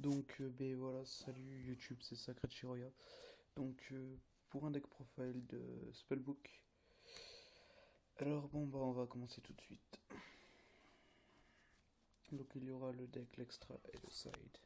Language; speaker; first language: French; native; French